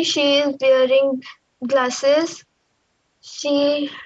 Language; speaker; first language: English; non-native, learner; Hindi